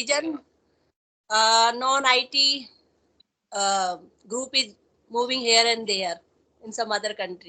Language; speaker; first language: English; non-native, local second language; Hindi